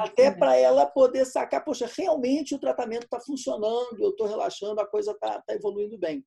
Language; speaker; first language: Portuguese; native; Portuguese